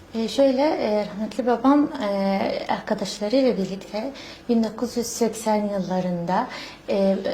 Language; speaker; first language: Turkish; early bilingual, heritage; Arabic